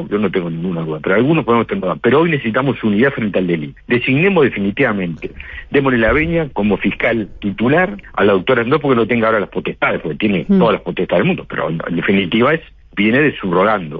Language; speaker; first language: Spanish; native; Spanish